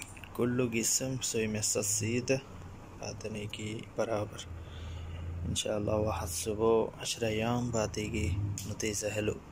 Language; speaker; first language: Arabic; non-native, learner; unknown